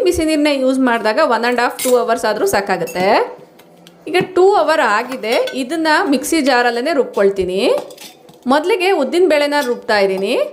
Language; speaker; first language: Kannada; non-native, local second language; Telugu